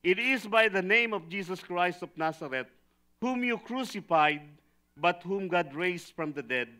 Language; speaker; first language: English; non-native, local second language; Filipino